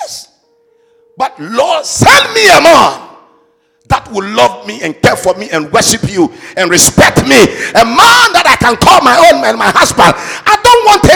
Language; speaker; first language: English; non-native, local second language; Akan